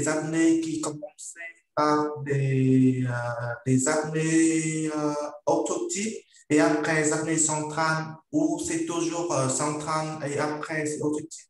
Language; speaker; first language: French; non-native, learner; Vietnamese